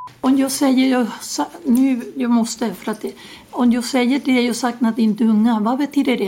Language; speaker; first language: Swedish; non-native, learner; Spanish